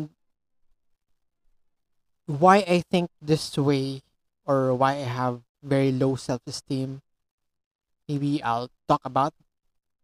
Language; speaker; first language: English; non-native, local second language; Filipino